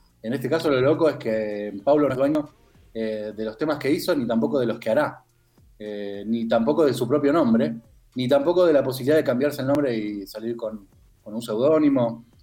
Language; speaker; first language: Spanish; native; Spanish